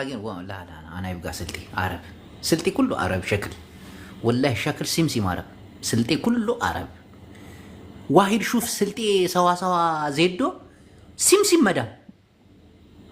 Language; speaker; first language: Arabic; non-native, learner; Amharic